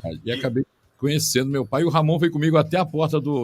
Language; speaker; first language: Portuguese; native; Portuguese